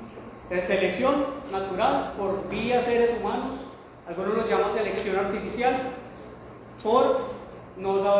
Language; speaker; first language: Spanish; native; Spanish